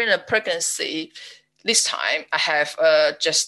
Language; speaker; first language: English; non-native, fluent; Chinese